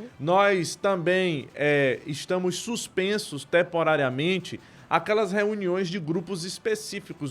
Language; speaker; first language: Portuguese; native; Portuguese